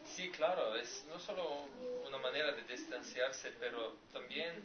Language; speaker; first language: Spanish; non-native, learner; Slovenian